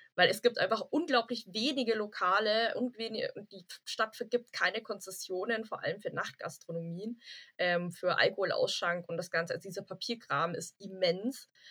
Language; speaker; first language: German; early bilingual, other home language; Vietnamese